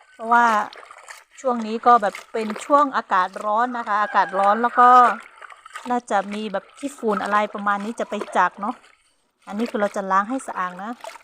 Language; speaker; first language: Thai; non-native, local second language; Hmong